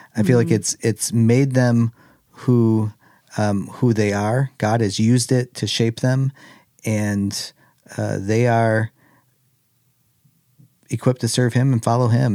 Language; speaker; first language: English; early bilingual, other home language; German